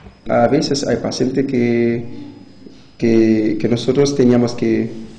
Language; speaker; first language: Spanish; non-native, fluent; Haitian Creole